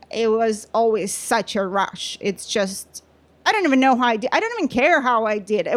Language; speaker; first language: English; non-native, fluent; Russian